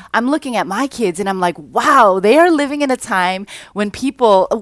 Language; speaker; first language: English; native; English